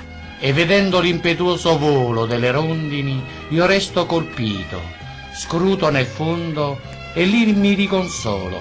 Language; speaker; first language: Italian; native; Italian